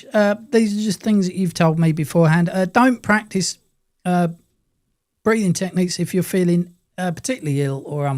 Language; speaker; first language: English; native; English